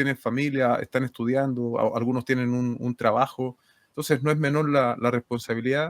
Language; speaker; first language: Spanish; native; Spanish